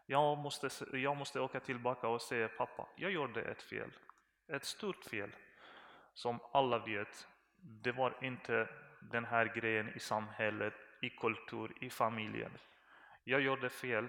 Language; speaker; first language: Swedish; non-native, learner; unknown